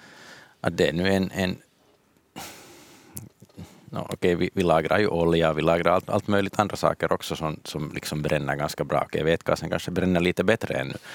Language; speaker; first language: Swedish; native; Swedish